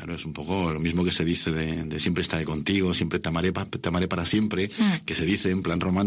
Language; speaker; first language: Spanish; native; Spanish